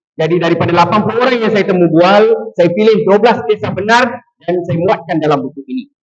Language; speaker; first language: Malay; non-native, local second language; Tamil